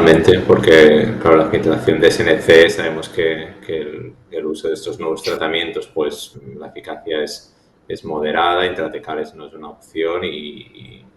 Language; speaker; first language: Spanish; native; Spanish